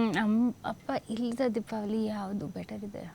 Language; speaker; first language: Kannada; non-native, learner; Hindi